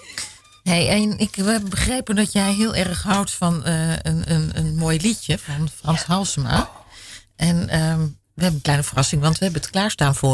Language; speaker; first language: Dutch; native; Dutch